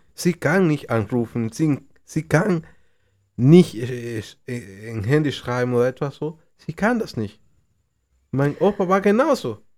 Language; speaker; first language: German; non-native, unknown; Spanish